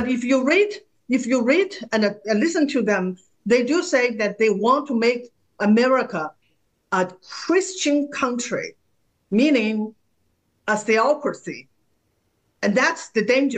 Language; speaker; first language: English; non-native, fluent; Chinese